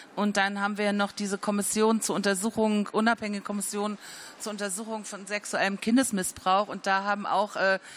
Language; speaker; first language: German; native; German